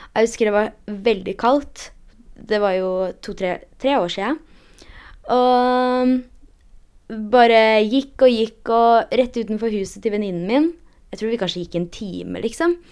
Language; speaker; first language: Norwegian; early bilingual, other home language; Polish